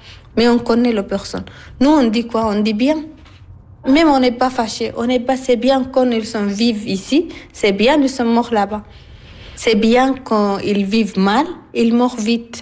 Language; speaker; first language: French; non-native, learner; Arabic